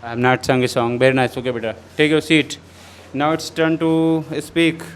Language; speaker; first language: English; non-native, learner; Hindi